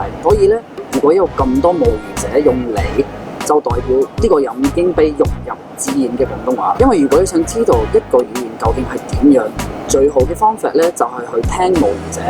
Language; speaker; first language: Cantonese; non-native, fluent; English